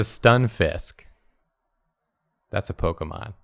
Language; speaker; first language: English; native; English